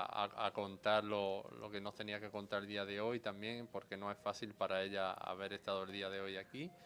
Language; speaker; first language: Spanish; native; Spanish